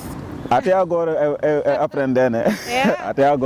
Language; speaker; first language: Portuguese; non-native, learner; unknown